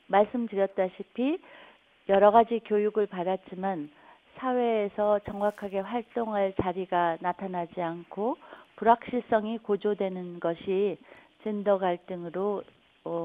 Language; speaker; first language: Korean; native; Korean